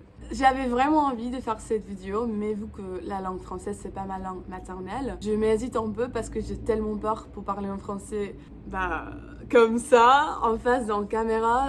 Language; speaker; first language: French; non-native, fluent; English